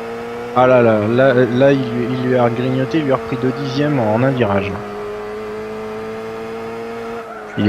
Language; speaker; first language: French; native; French